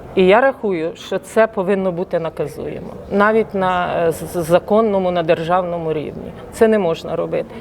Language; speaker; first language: Ukrainian; native; Ukrainian